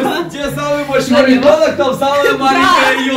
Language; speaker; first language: Russian; native; Russian